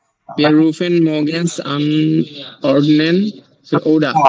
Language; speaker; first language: German; non-native, learner; Bangla